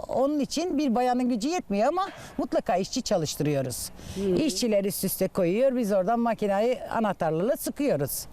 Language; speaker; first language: Turkish; native; Turkish